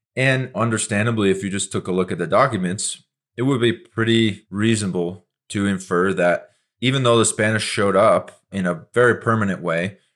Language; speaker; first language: English; native; English